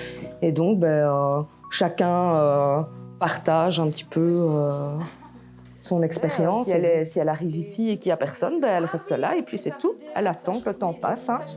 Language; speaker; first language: French; native; French